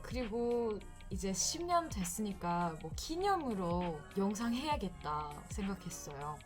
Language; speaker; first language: Korean; non-native, fluent; English